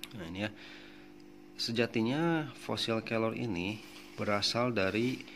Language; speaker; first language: Indonesian; non-native, local second language; Sundanese